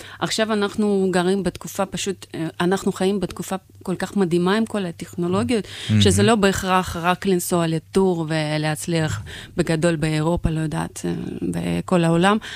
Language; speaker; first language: Hebrew; non-native, fluent; Russian